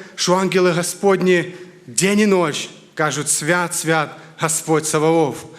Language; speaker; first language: Ukrainian; non-native, fluent; Lithuanian